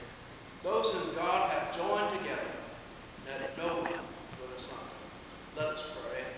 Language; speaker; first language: English; native; English